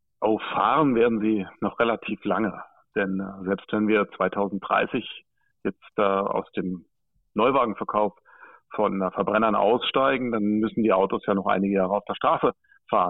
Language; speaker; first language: German; native; German